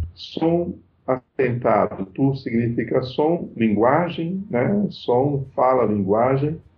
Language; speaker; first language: Portuguese; native; Portuguese